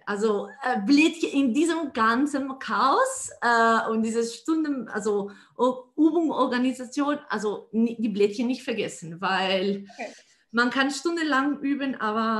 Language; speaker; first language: German; non-native, fluent; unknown